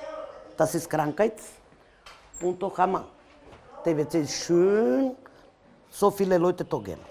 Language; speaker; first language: German; non-native, learner; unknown